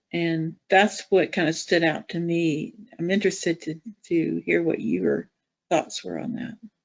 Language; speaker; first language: English; native; English